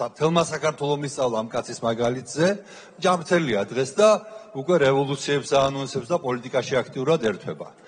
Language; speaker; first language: Georgian; native; Georgian